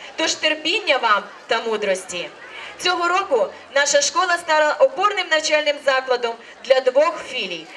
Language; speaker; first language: Ukrainian; native; Ukrainian